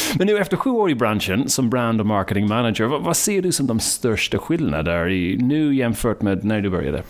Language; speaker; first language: Swedish; non-native, fluent; English